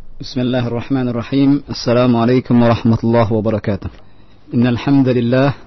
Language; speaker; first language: Arabic; non-native, fluent; Indonesian